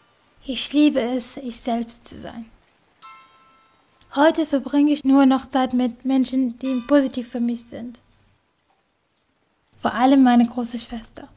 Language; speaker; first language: German; non-native, fluent; Kurdish